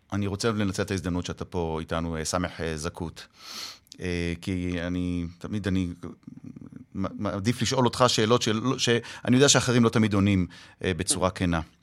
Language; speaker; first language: Hebrew; native; Hebrew